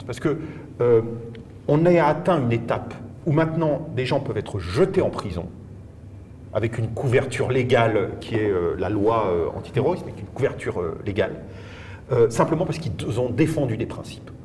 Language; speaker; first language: French; native; French